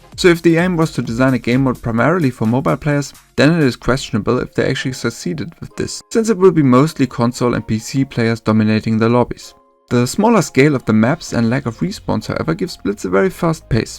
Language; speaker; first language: English; non-native, fluent; German